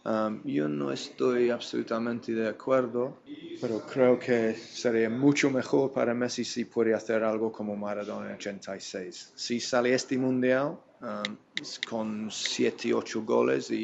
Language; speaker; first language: Spanish; non-native, fluent; English